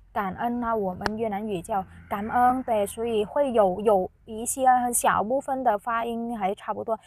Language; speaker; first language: Chinese; non-native, fluent; Vietnamese